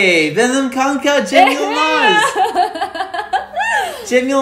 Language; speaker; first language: Turkish; non-native, learner; English